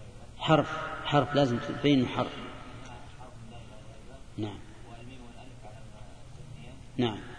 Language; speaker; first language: Arabic; native; Arabic